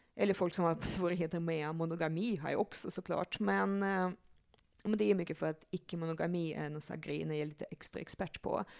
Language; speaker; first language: Swedish; early bilingual, other home language; Russian